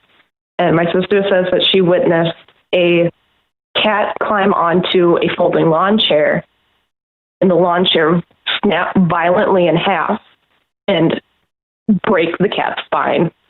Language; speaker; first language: English; native; English